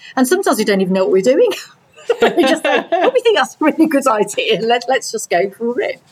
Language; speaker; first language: English; native; English